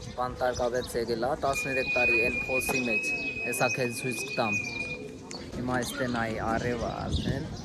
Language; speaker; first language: Armenian; non-native, learner; Hindi